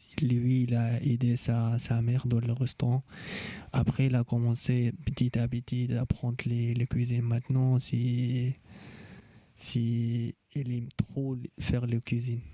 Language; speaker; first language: French; non-native, fluent; Arabic